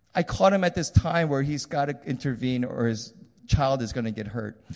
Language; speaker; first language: English; early bilingual, other home language; Korean